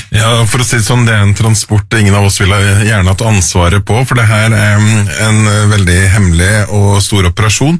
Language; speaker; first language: Norwegian; native; Norwegian